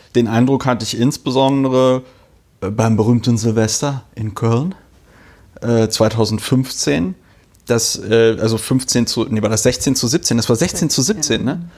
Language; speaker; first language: German; native; German